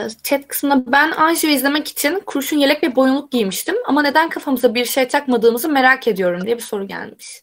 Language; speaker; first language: Turkish; native; Turkish